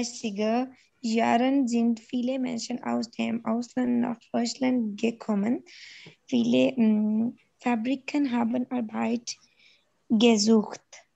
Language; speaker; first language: German; non-native, learner; Urdu